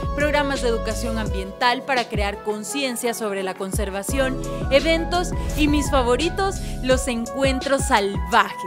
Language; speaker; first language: Spanish; native; Spanish